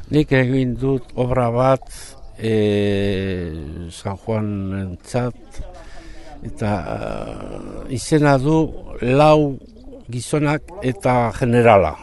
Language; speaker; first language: Basque; non-native, learner; Spanish